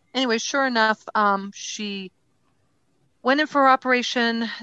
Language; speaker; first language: English; native; English